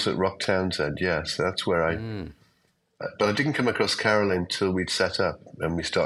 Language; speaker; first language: English; native; English